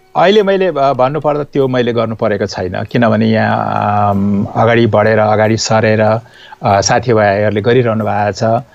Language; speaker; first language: Nepali; non-native, local second language; Newari